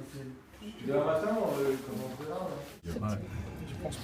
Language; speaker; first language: French; native; French